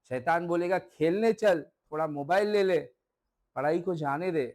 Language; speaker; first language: Hindi; non-native, local second language; Marathi